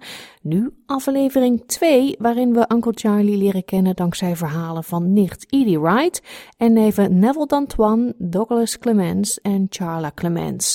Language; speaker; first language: Dutch; native; Dutch